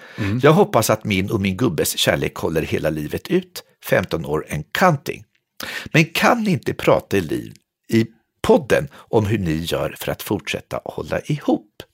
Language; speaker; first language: Swedish; native; Swedish